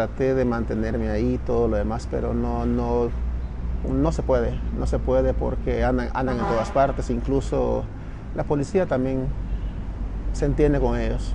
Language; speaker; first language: Spanish; native; Spanish